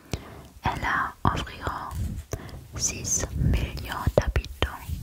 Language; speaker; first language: French; non-native, learner; German